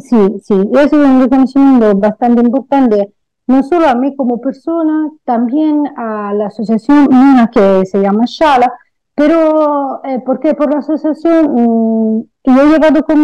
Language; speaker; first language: Spanish; non-native, fluent; Italian